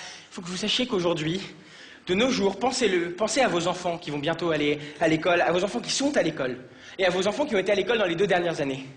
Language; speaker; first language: French; native; French